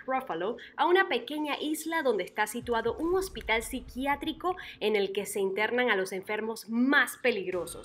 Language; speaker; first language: Spanish; native; Spanish